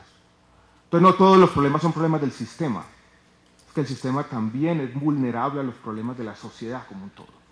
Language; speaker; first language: Spanish; native; Spanish